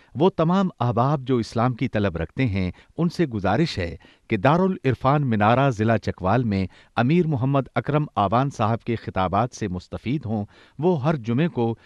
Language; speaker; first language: Urdu; native; Urdu